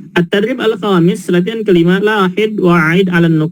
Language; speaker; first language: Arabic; non-native, fluent; Indonesian